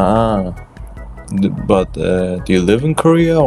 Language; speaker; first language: English; non-native, fluent; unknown